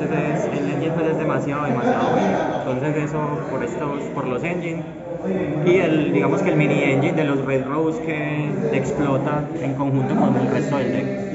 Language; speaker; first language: Spanish; native; Spanish